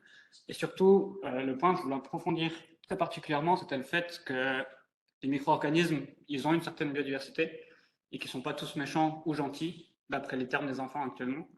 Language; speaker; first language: French; native; French